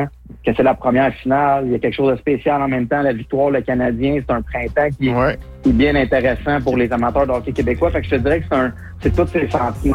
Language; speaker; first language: French; native; French